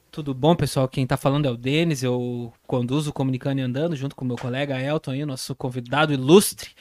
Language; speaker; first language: Portuguese; native; Portuguese